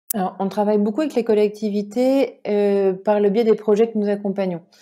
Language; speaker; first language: French; native; French